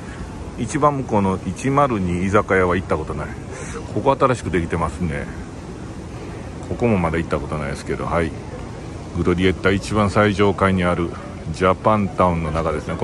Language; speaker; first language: Japanese; native; Japanese